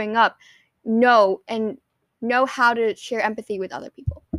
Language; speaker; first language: English; early bilingual, other home language; Hindi